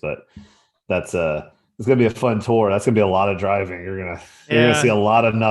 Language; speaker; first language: English; native; English